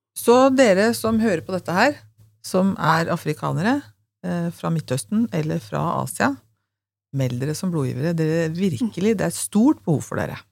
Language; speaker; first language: Norwegian; native; Norwegian